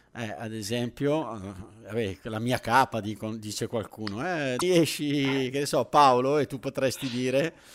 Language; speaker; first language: Italian; native; Italian